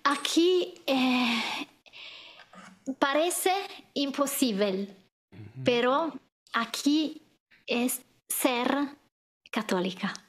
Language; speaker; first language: Spanish; non-native, fluent; Italian